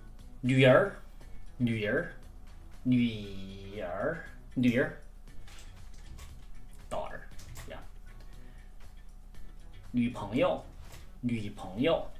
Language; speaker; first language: Chinese; non-native, fluent; English